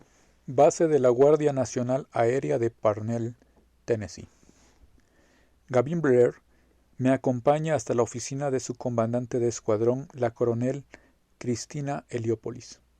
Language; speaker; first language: Spanish; native; Spanish